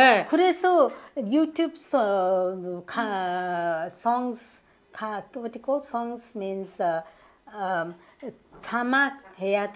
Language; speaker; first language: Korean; non-native, learner; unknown